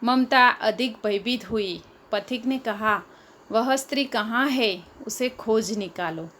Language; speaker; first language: Hindi; non-native, local second language; Gujarati